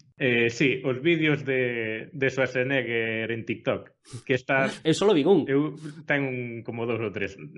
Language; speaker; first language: Galician; non-native, local second language; Spanish